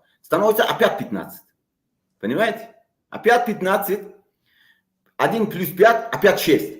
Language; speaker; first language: Russian; non-native, local second language; Tajik